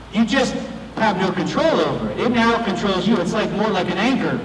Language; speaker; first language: English; native; English